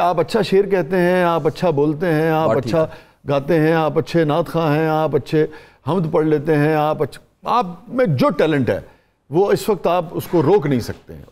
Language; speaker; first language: Urdu; native; Urdu